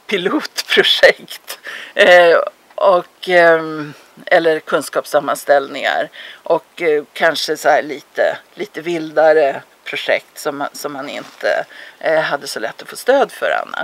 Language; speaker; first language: Swedish; native; Swedish